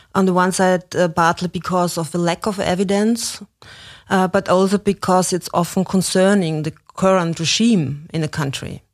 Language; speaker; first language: English; non-native, fluent; German